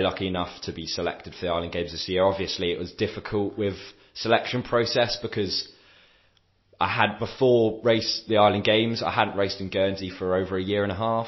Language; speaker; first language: English; native; English